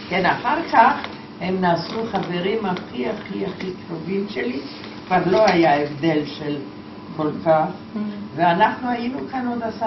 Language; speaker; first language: Hebrew; non-native, fluent; Polish